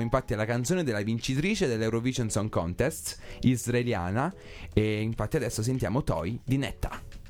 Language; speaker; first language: Italian; native; Italian